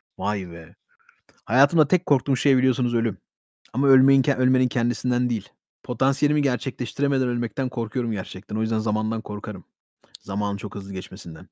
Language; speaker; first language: Turkish; early bilingual, heritage; Turkish